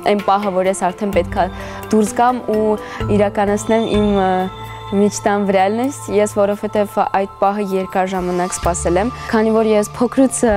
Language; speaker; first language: Armenian; early bilingual, heritage; Armenian